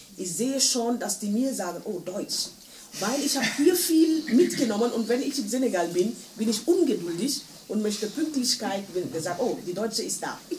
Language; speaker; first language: German; non-native, fluent; Wolof